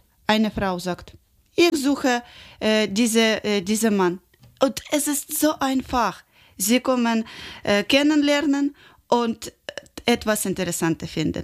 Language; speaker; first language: German; non-native, learner; Ukrainian